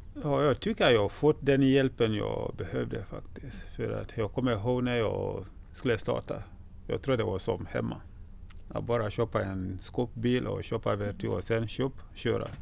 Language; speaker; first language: Swedish; non-native, fluent; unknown